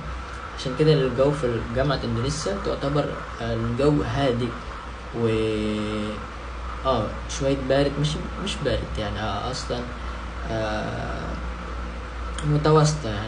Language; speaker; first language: Arabic; non-native, fluent; Indonesian